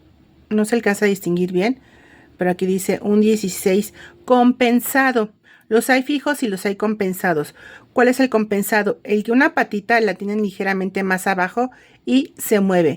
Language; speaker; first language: Spanish; native; Spanish